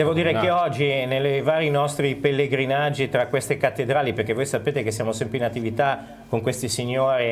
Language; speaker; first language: Italian; native; Italian